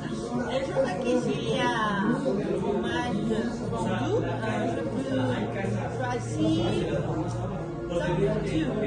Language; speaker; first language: French; non-native, learner; Spanish